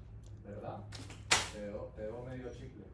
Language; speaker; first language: Spanish; native; Spanish